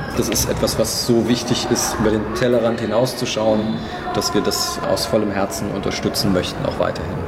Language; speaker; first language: German; native; German